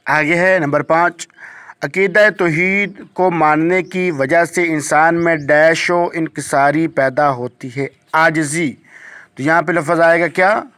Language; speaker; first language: Urdu; native; Urdu